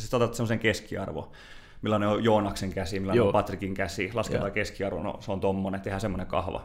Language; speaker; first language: Finnish; native; Finnish